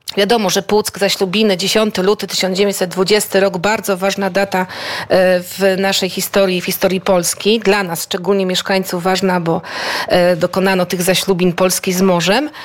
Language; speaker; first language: Polish; native; Polish